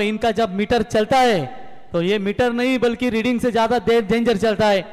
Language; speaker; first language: Hindi; non-native, local second language; Marathi